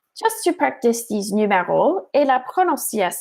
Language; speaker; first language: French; non-native, fluent; English